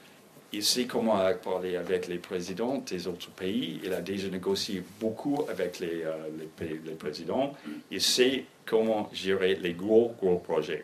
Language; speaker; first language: French; non-native, fluent; English